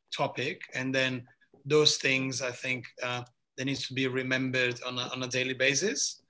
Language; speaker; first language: English; non-native, fluent; Italian